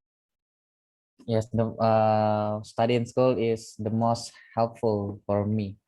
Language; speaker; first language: English; non-native, learner; Indonesian